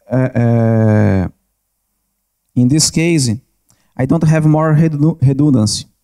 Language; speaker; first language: English; non-native, learner; Portuguese